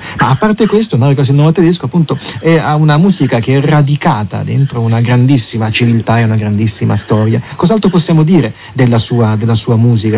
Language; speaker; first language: Italian; native; Italian